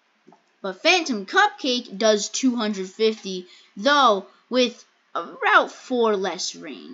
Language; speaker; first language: English; native; English